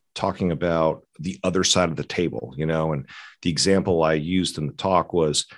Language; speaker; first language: English; native; English